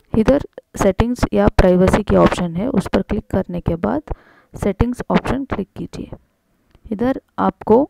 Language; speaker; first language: Hindi; non-native, local second language; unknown